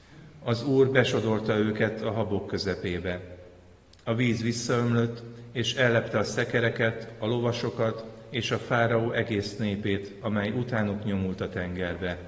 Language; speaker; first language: Hungarian; native; Hungarian